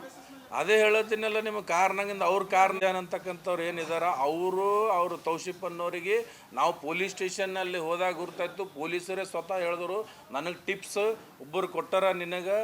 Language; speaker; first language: Kannada; native; Kannada